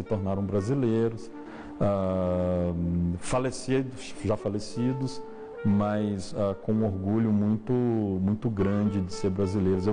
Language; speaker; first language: Portuguese; native; Portuguese